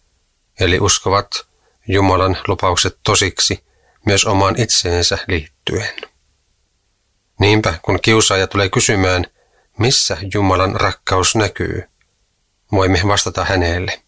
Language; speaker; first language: Finnish; native; Finnish